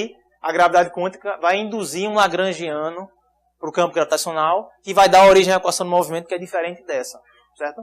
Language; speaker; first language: Portuguese; native; Portuguese